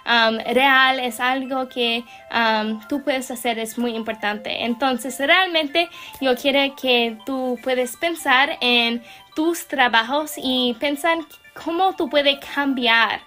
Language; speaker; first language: Spanish; non-native, learner; English